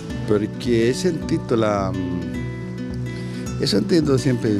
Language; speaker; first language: Italian; non-native, fluent; Spanish